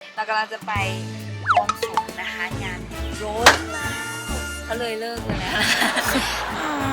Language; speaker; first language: Thai; native; Thai